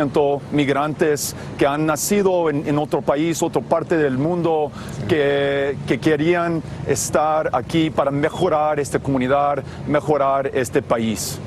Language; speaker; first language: Spanish; non-native, fluent; English